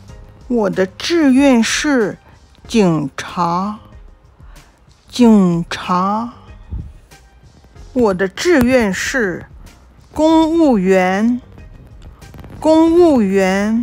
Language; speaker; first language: Chinese; non-native, local second language; Cantonese